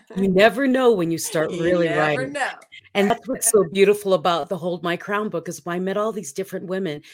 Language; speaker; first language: English; non-native, local second language; Filipino